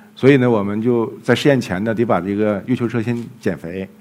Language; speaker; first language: Chinese; native; Chinese